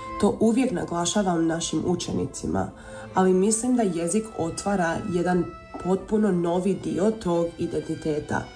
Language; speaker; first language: Serbian; early bilingual, heritage; Croatian